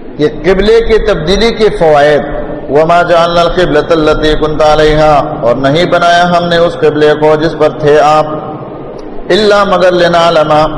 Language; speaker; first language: Urdu; non-native, local second language; Pashto